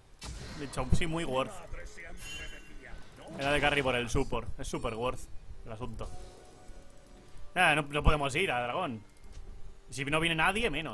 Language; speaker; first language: Spanish; native; Spanish